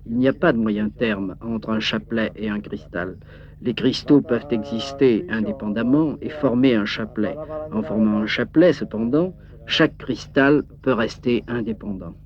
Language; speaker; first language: French; native; French